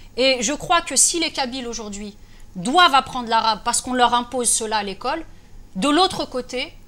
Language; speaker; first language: French; native; French